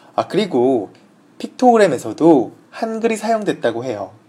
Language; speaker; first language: Korean; native; Korean